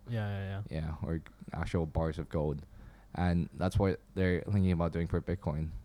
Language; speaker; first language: English; non-native, fluent; Chinese